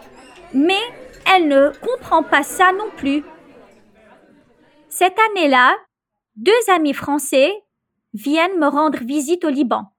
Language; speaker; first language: French; non-native, local second language; Arabic